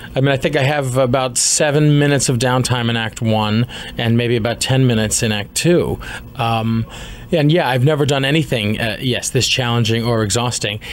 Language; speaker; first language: English; native; English